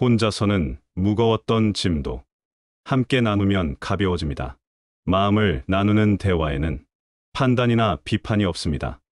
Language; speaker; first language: Korean; native; Korean